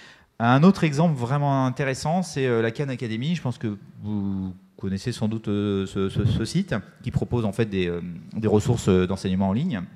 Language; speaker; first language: French; native; French